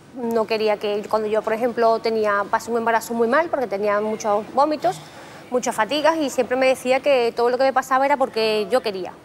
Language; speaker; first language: Spanish; native; Spanish